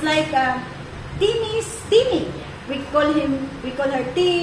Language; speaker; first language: English; non-native, local second language; Filipino